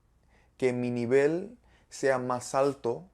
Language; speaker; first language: Spanish; non-native, learner; English